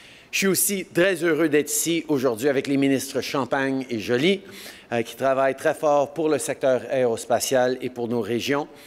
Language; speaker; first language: French; native; French